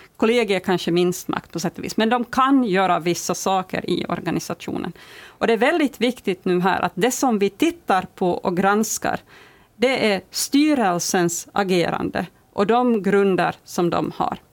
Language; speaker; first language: Swedish; native; Swedish